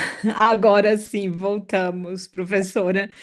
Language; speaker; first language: Portuguese; native; Portuguese